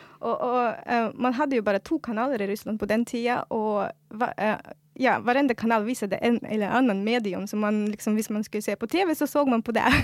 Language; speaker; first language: Norwegian; non-native, fluent; Russian